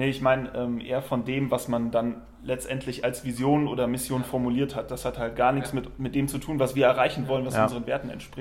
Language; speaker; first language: German; native; German